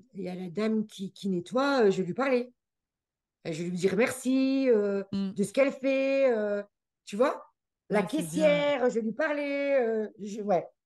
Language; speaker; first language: French; native; French